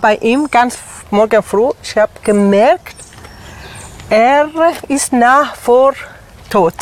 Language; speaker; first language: German; non-native, learner; Persian